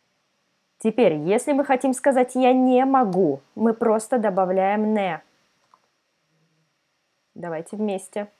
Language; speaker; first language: Russian; non-native, fluent; Serbian